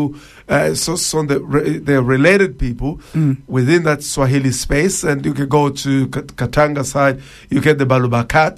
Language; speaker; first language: English; non-native, fluent; Luba-Lulua